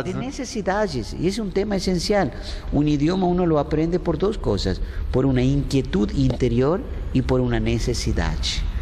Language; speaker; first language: Portuguese; non-native, fluent; Spanish